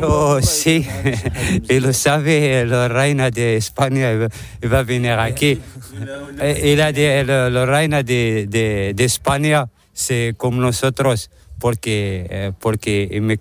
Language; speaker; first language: Spanish; non-native, learner; Arabic